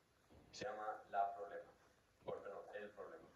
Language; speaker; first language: Spanish; non-native, fluent; English